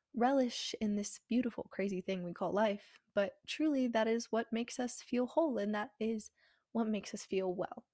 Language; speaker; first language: English; native; English